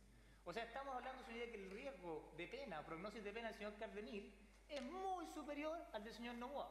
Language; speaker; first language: Spanish; native; Spanish